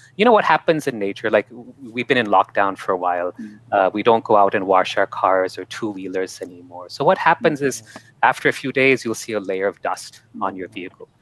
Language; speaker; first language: English; native; English